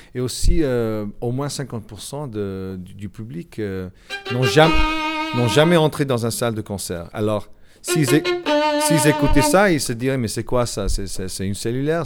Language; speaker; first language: French; non-native, fluent; English